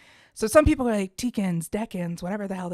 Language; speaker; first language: English; native; English